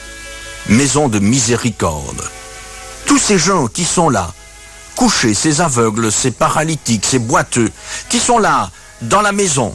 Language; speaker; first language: French; native; French